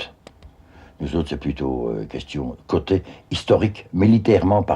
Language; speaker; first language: French; native; French